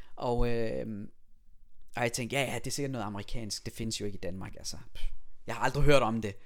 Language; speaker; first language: Danish; early bilingual, other home language; Persian